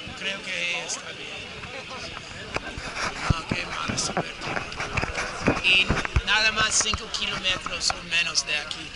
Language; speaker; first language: Spanish; non-native, learner; English